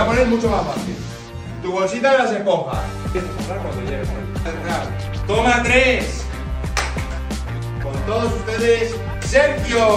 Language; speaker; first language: Spanish; native; Spanish